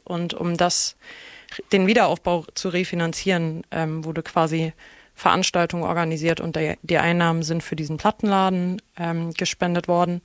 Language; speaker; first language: German; native; German